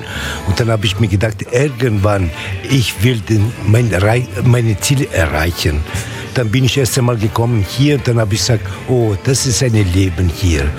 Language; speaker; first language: German; non-native, learner; Italian